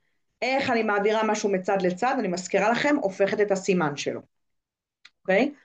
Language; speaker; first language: Hebrew; native; Hebrew